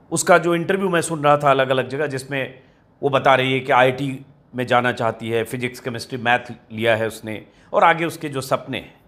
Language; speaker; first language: Hindi; native; Hindi